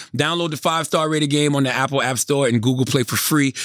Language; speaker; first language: English; native; English